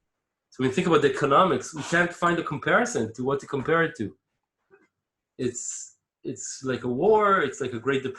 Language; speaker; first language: English; non-native, fluent; Hebrew